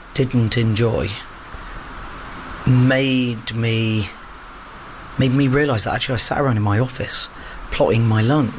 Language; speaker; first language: English; native; English